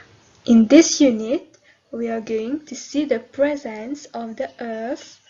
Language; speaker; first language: English; non-native, local second language; Morisyen